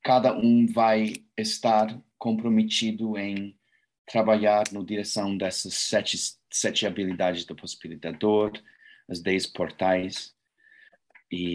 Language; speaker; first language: Portuguese; non-native, learner; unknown